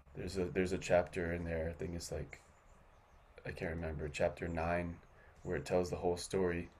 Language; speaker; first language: English; native; English